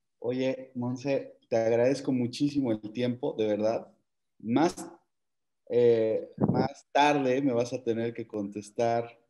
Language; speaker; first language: Spanish; native; Spanish